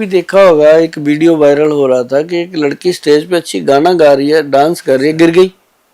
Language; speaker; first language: Hindi; native; Hindi